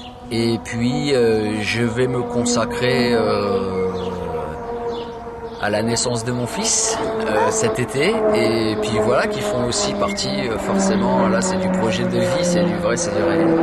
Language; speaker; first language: French; native; French